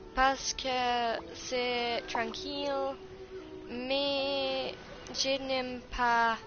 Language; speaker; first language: French; non-native, learner; English